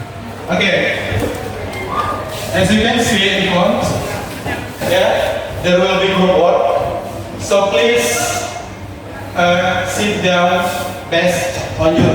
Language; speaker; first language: English; non-native, fluent; Indonesian